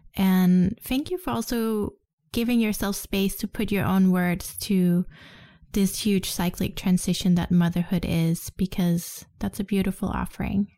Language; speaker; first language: English; non-native, fluent; Danish